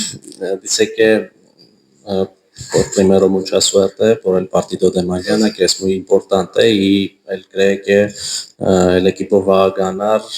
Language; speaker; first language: Spanish; non-native, fluent; Armenian